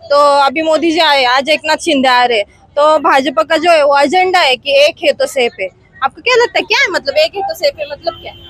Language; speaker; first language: Hindi; non-native, local second language; Marathi